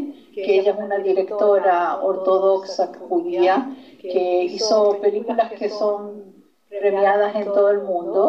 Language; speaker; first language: Spanish; non-native, fluent; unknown